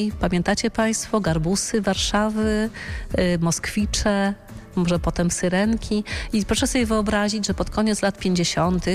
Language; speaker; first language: Polish; native; Polish